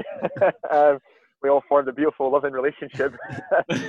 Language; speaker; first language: English; native; English